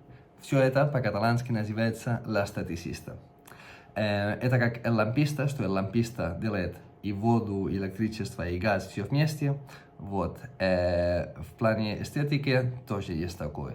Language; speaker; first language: Russian; non-native, fluent; Catalan